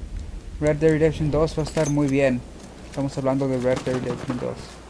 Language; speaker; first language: Spanish; early bilingual, heritage; Spanish